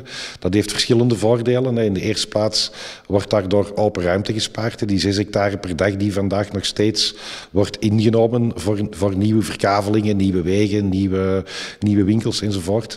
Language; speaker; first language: Dutch; native; Dutch